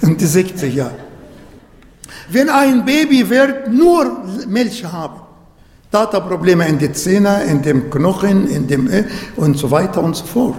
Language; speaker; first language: German; non-native, learner; Arabic